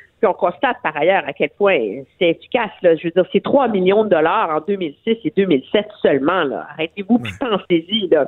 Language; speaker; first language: French; native; French